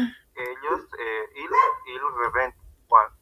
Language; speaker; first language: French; non-native, learner; Spanish